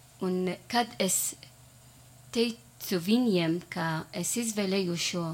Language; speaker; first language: Latvian; non-native, learner; Italian